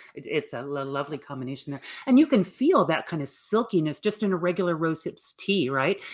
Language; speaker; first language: English; native; English